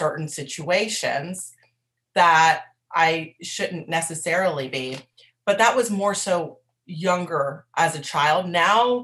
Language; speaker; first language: English; native; English